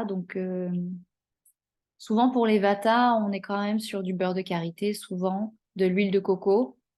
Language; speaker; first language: French; native; French